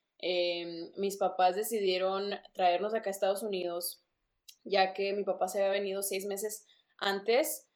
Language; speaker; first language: Spanish; early bilingual, other home language; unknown